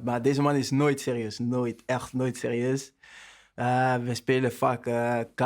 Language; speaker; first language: Dutch; non-native, learner; French